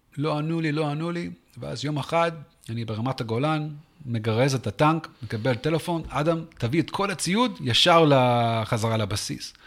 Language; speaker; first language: Hebrew; non-native, fluent; English